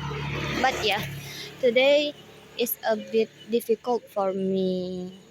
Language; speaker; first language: English; non-native, learner; Indonesian